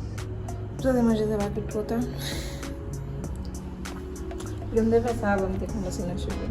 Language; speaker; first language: French; non-native, learner; Haitian Creole